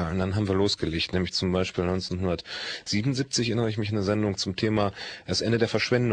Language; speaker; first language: German; native; German